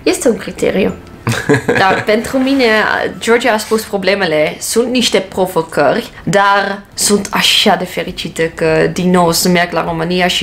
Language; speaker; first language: Romanian; non-native, learner; Dutch